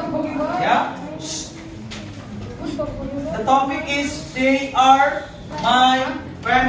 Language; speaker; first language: English; non-native, learner; Indonesian